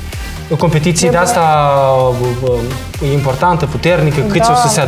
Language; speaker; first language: Romanian; native; Romanian